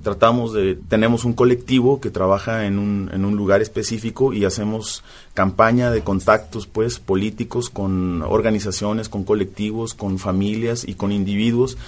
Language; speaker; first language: Spanish; native; Spanish